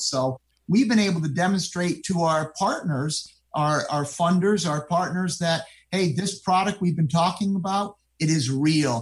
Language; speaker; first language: English; native; English